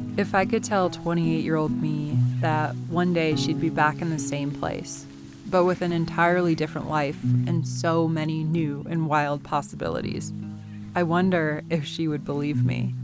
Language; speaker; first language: English; native; English